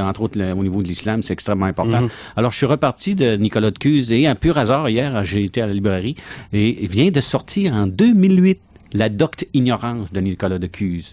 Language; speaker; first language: French; native; French